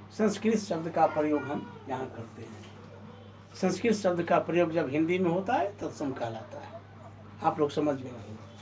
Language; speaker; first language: Hindi; native; Hindi